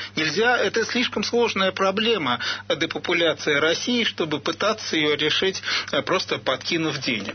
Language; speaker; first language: Russian; native; Russian